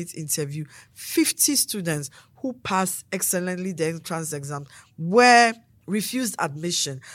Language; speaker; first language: English; non-native, local second language; Akan